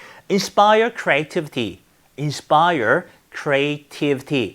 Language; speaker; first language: English; non-native, fluent; Korean